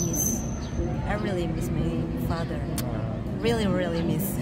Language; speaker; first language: English; non-native, learner; Indonesian